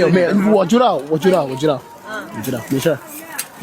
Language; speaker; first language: Chinese; non-native, fluent; English